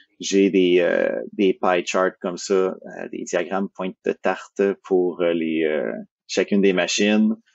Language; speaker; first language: French; native; French